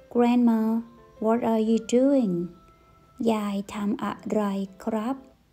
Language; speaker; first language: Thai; native; Thai